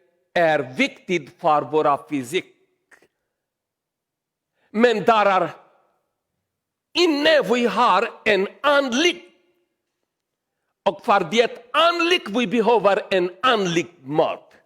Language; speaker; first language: Swedish; non-native, learner; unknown